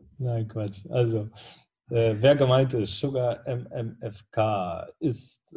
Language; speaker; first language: German; native; German